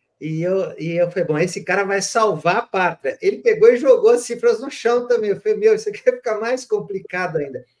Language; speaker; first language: Portuguese; native; Portuguese